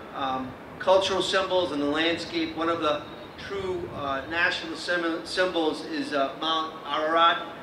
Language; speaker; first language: English; native; English